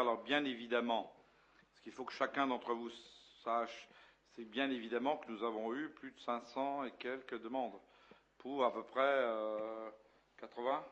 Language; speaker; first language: French; native; French